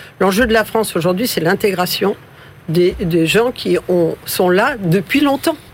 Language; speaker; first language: French; early bilingual, other home language; Spanish